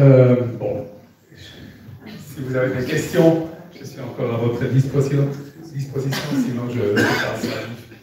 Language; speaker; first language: French; non-native, fluent; German